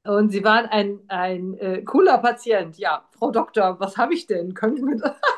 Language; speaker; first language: German; non-native, learner; Turkish